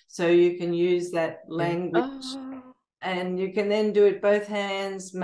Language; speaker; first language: English; native; English